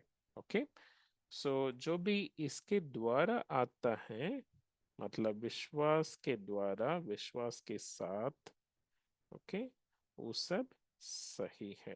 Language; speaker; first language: Hindi; non-native, local second language; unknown